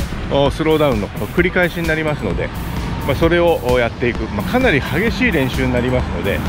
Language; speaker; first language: Japanese; native; Japanese